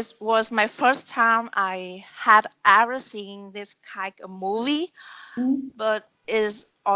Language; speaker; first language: English; non-native, learner; Vietnamese